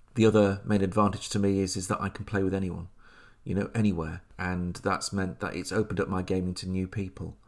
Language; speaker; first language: English; native; English